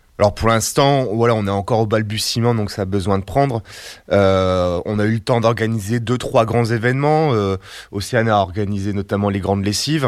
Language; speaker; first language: French; native; French